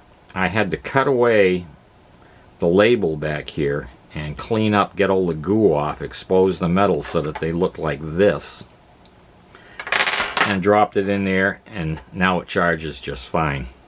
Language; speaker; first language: English; native; English